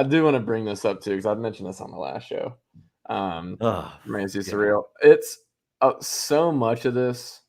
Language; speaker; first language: English; native; English